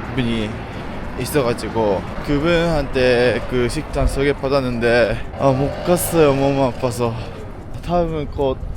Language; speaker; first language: Korean; non-native, fluent; Japanese